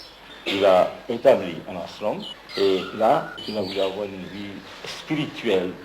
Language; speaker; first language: French; non-native, fluent; Bangla